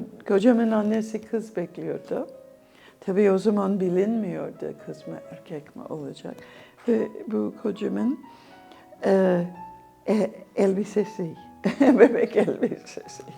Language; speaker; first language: Turkish; non-native, fluent; English